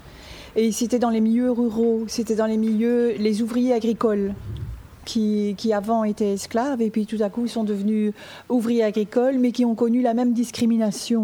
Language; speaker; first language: French; native; French